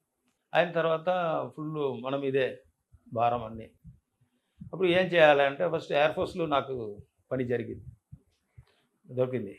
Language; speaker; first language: Telugu; non-native, learner; Tamil